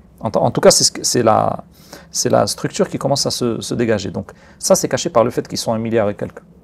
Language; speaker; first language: French; non-native, local second language; Arabic